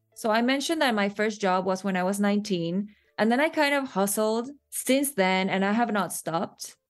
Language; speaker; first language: English; non-native, fluent; Spanish